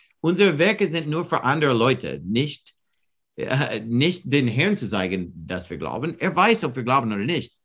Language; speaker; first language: German; non-native, learner; English